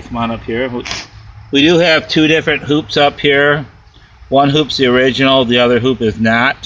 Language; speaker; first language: English; native; English